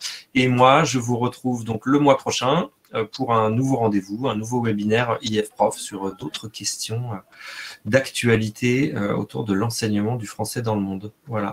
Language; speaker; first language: French; native; French